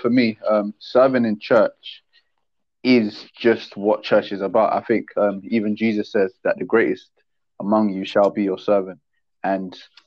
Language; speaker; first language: English; native; English